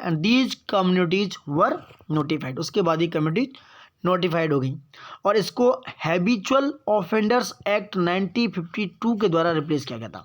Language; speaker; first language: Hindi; native; Hindi